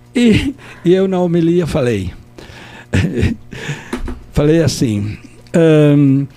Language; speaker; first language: Portuguese; non-native, fluent; Italian